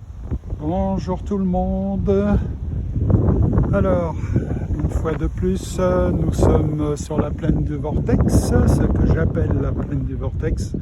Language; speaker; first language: French; native; French